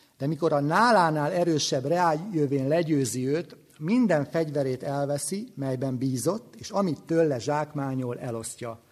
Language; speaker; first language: Hungarian; native; Hungarian